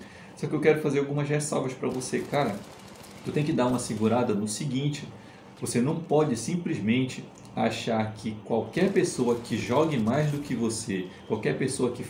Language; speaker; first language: Portuguese; native; Portuguese